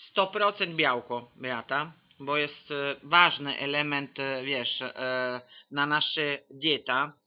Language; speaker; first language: Polish; non-native, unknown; Italian